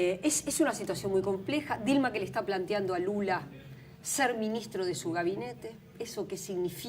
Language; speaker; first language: Spanish; native; Spanish